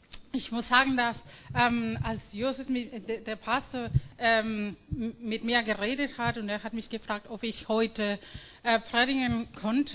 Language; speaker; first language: German; non-native, fluent; Spanish